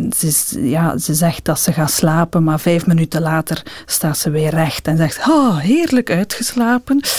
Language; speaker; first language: Dutch; native; Dutch